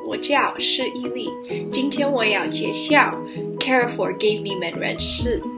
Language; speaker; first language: Chinese; non-native, learner; English